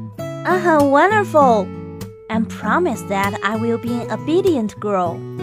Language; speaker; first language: English; non-native, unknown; Chinese